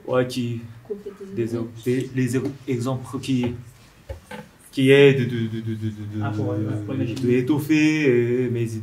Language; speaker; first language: French; non-native, learner; Japanese